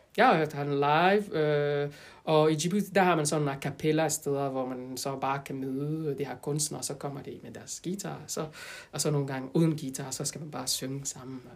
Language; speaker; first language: Danish; non-native, fluent; French